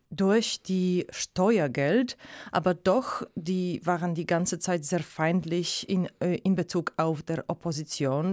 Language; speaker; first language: German; non-native, fluent; Polish